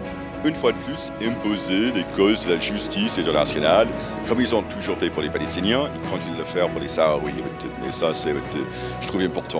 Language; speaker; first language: French; non-native, fluent; English